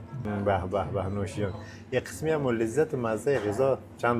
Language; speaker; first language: Persian; native; Persian